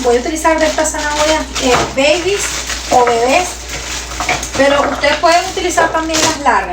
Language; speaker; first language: Spanish; native; Spanish